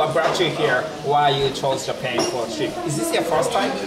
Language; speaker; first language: English; non-native, learner; Japanese